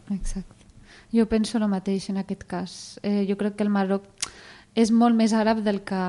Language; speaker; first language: Catalan; early bilingual, other home language; Arabic